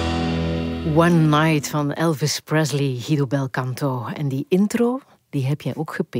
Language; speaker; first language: Dutch; native; Dutch